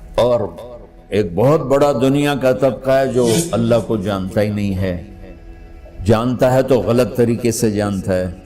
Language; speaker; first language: Urdu; non-native, local second language; Punjabi